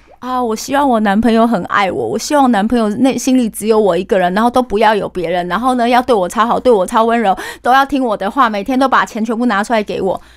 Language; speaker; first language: Chinese; native; Chinese